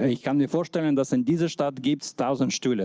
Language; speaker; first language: German; non-native, fluent; Russian